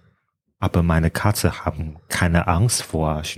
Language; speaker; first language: German; non-native, learner; Chinese